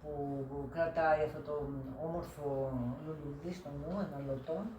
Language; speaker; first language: Greek; native; Greek